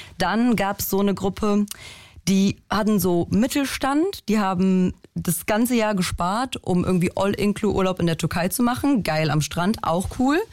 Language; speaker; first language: German; early bilingual, other home language; Polish